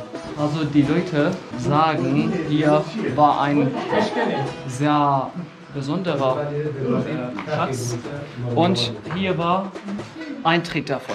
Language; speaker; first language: German; non-native, fluent; Kurdish